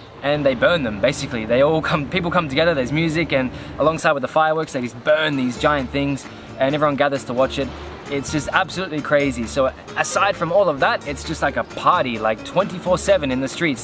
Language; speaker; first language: English; native; English